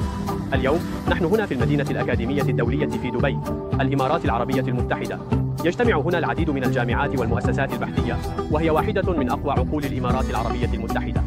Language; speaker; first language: Arabic; non-native, fluent; Chinese